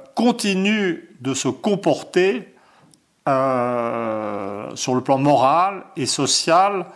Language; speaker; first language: French; native; French